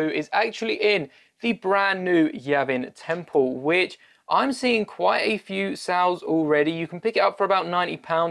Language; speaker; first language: English; native; English